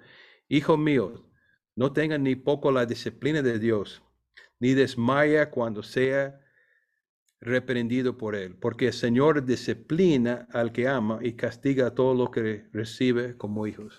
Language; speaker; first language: Spanish; non-native, fluent; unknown